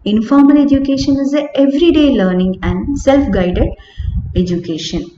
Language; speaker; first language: English; non-native, local second language; Malayalam